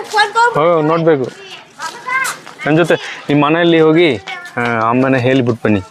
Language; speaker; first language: Kannada; non-native, learner; Malayalam